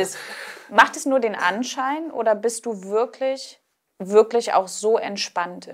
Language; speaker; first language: German; native; German